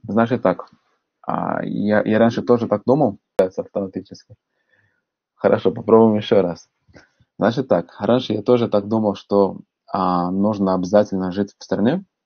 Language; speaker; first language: Russian; non-native, fluent; Portuguese